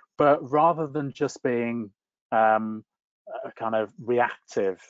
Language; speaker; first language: English; native; English